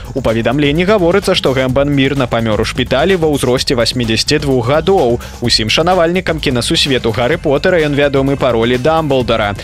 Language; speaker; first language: Belarusian; native; Belarusian